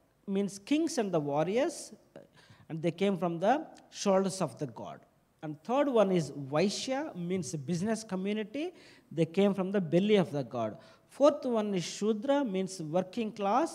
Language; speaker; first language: English; non-native, local second language; Telugu